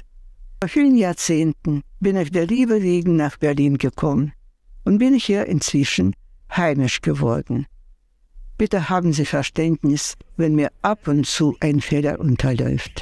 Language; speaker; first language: German; non-native, fluent; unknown